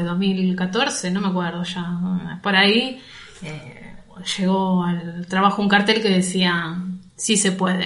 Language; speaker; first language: Spanish; native; Spanish